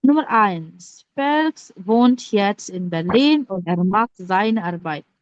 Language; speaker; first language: German; non-native, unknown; Indonesian